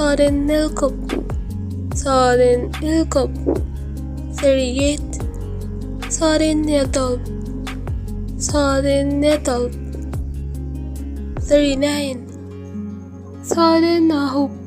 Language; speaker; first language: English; non-native, local second language; Hindi